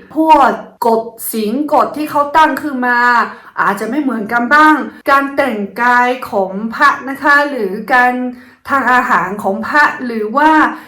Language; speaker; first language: Thai; non-native, fluent; Chinese